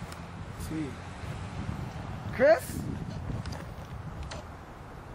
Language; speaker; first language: Spanish; non-native, learner; English